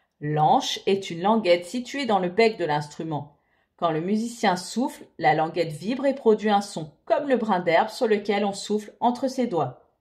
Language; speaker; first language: French; native; French